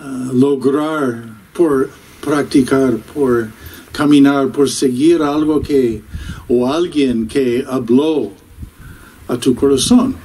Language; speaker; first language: Spanish; non-native, fluent; English